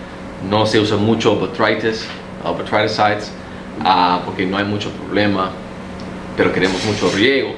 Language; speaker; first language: Spanish; early bilingual, heritage; Spanish